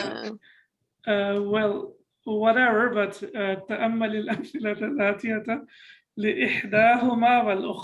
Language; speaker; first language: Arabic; non-native, fluent; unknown